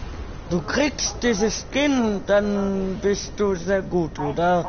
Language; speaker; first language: German; non-native, learner; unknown